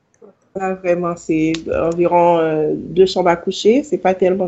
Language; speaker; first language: French; non-native, local second language; Haitian Creole